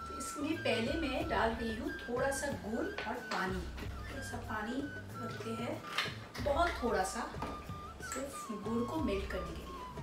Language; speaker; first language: Hindi; non-native, local second language; Bangla